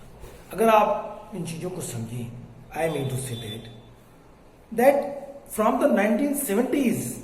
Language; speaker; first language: Hindi; native; Hindi